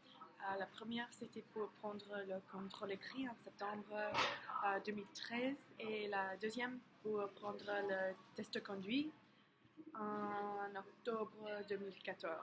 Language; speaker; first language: French; non-native, learner; English